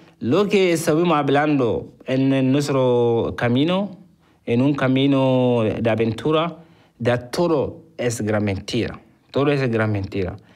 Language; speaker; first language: Spanish; non-native, fluent; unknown